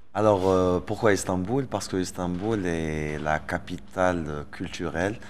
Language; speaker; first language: French; non-native, local second language; Arabic